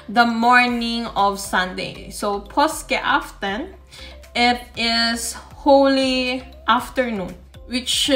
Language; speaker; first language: English; non-native, local second language; Filipino